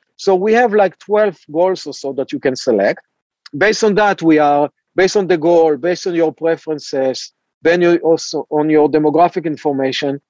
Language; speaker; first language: English; non-native, fluent; Hebrew